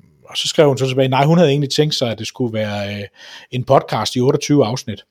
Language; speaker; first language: Danish; native; Danish